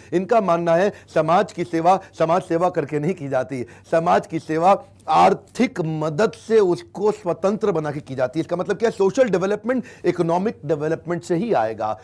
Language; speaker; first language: Hindi; native; Hindi